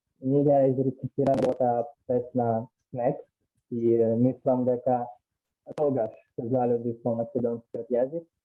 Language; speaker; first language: Macedonian; non-native, learner; Russian